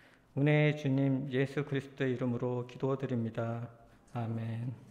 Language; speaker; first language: Korean; native; Korean